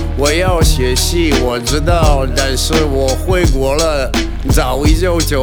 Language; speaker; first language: Chinese; non-native, learner; Russian